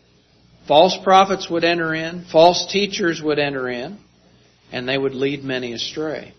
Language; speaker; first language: English; native; English